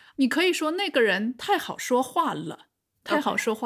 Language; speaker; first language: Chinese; native; Chinese